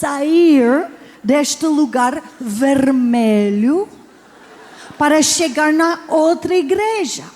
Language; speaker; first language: Portuguese; non-native, learner; English